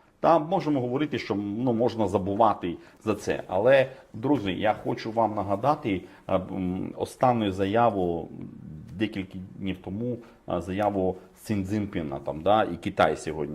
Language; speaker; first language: Ukrainian; non-native, fluent; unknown